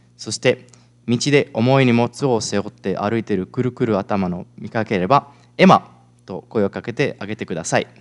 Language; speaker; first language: Japanese; non-native, fluent; Italian